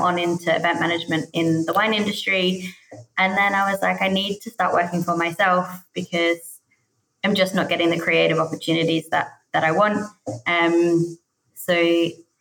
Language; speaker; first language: English; native; English